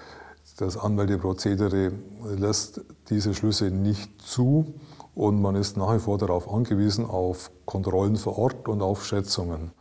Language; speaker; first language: German; native; German